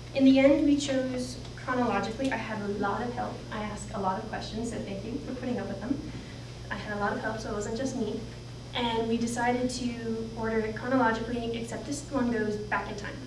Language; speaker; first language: English; native; English